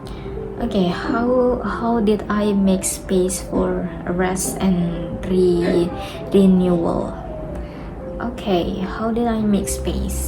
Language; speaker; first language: English; non-native, learner; Indonesian